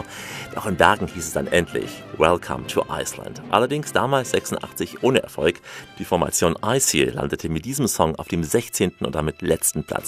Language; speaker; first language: German; native; German